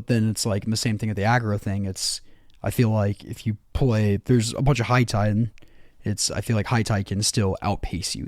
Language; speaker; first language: English; native; English